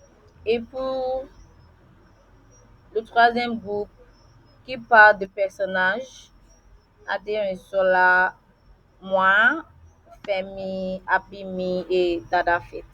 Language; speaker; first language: French; non-native, learner; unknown